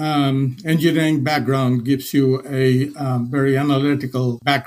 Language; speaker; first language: English; non-native, local second language; Hindi